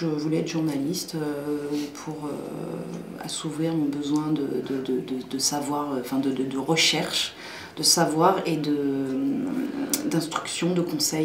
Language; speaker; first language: French; native; French